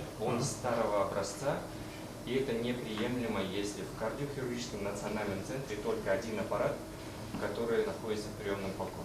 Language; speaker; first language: Russian; native; Russian